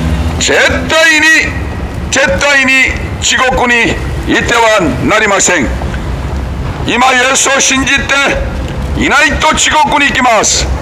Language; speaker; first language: Japanese; non-native, learner; Korean